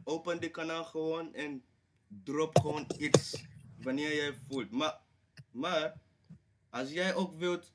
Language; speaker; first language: Dutch; non-native, learner; English